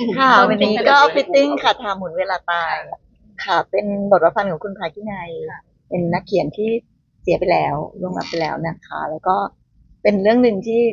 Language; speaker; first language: Thai; native; Thai